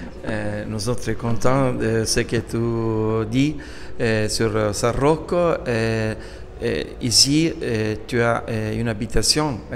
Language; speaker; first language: French; non-native, learner; Italian